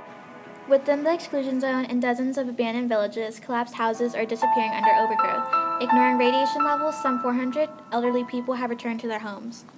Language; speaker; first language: English; native; English